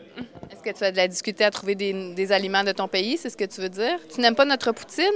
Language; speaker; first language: French; native; French